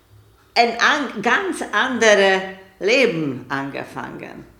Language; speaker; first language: German; non-native, learner; Hungarian